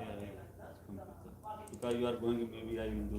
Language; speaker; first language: English; non-native, learner; Punjabi